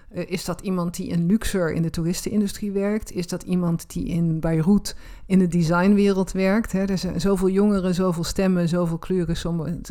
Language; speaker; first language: Dutch; native; Dutch